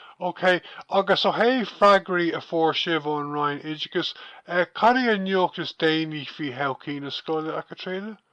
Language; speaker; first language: Irish; non-native, local second language; English